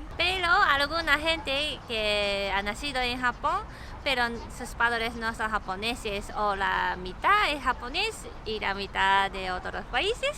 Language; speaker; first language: Spanish; non-native, fluent; Japanese